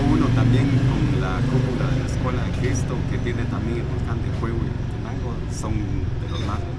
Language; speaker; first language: Spanish; native; Spanish